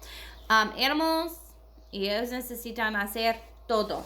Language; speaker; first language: Spanish; non-native, learner; English